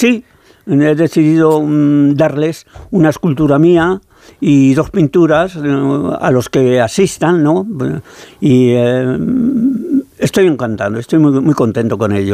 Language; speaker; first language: Spanish; native; Spanish